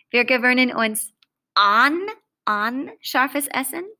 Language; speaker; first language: German; non-native, fluent; English